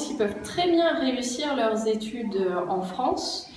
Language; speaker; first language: French; native; French